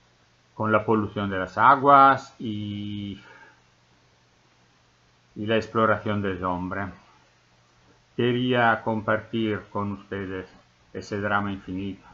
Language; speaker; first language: Spanish; non-native, fluent; Italian